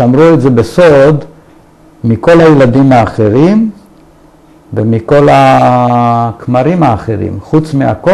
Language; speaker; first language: Hebrew; early bilingual, other home language; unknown